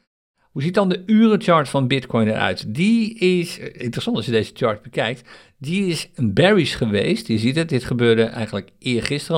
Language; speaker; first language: Dutch; native; Dutch